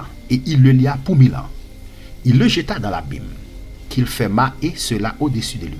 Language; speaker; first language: French; non-native, local second language; Haitian Creole